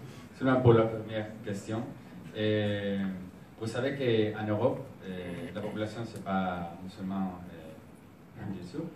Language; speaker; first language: French; non-native, learner; Spanish